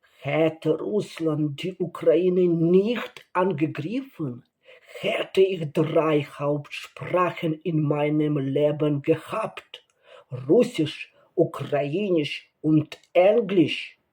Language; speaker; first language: German; non-native, learner; Ukrainian